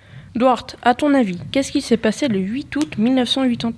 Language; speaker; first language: French; native; French